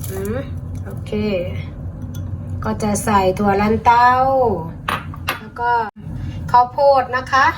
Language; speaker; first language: Thai; native; Thai